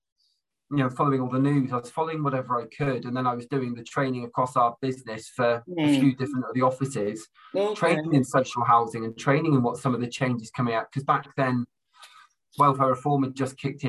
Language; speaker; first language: English; native; English